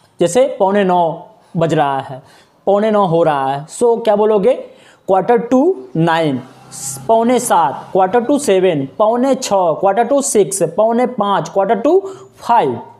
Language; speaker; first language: Hindi; native; Hindi